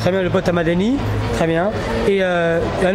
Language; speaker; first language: French; native; French